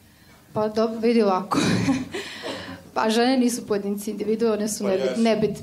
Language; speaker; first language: Serbian; native; Serbian